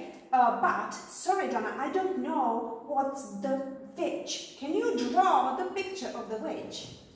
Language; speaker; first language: English; non-native, fluent; Czech